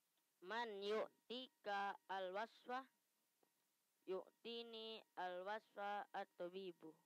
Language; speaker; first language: Arabic; non-native, learner; Indonesian